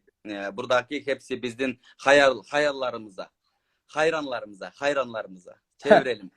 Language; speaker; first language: Turkish; non-native, learner; Kyrgyz